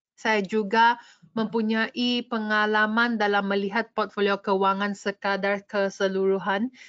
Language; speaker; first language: Malay; non-native, local second language; English